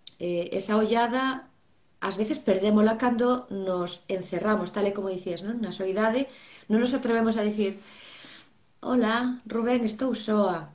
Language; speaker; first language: Galician; native; Galician